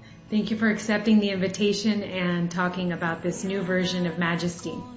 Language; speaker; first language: English; early bilingual, other home language; Spanish